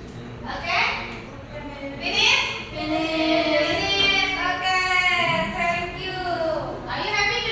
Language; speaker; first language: English; non-native, learner; Indonesian